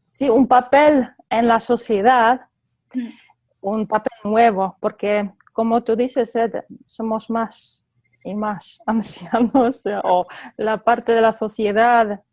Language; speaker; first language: Spanish; non-native, fluent; Polish